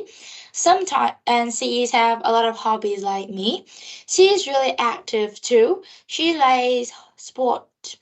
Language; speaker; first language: English; non-native, learner; Vietnamese